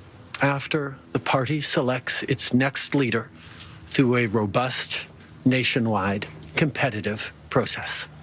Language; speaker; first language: English; native; English